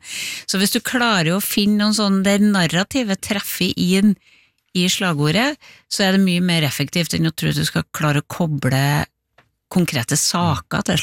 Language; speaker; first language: Norwegian; native; Norwegian